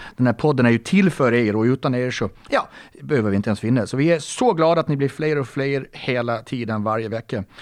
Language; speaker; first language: Swedish; native; Swedish